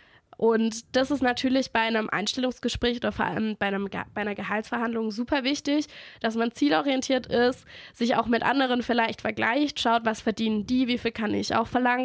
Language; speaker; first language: German; native; German